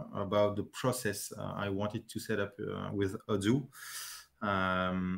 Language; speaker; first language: English; non-native, fluent; French